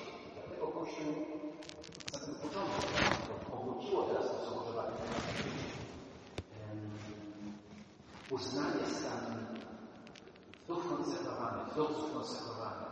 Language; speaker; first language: Polish; native; Polish